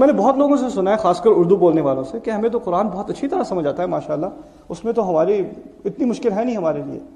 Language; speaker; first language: Urdu; early bilingual, heritage; Urdu